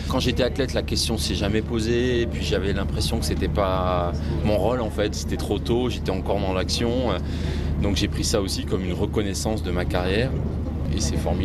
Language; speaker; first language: French; native; French